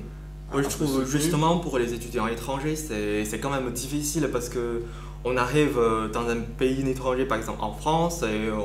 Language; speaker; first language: French; non-native, fluent; Chinese